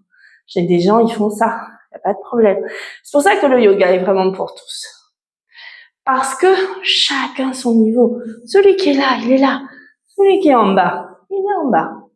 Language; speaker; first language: French; native; French